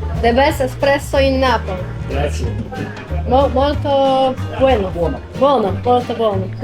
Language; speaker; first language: Italian; non-native, learner; Polish